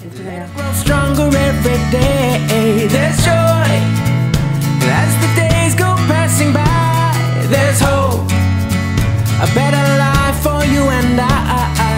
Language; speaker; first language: English; native; English